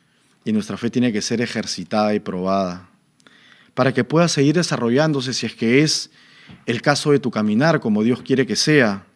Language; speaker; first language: Spanish; native; Spanish